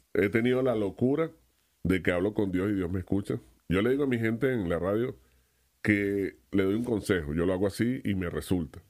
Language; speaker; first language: Spanish; native; Spanish